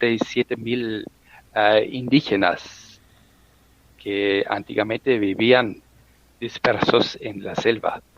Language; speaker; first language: Spanish; non-native, fluent; German